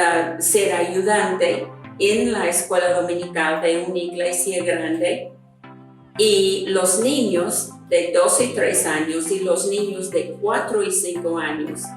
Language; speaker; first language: Spanish; non-native, fluent; English